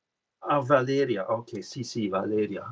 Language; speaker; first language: Spanish; non-native, learner; French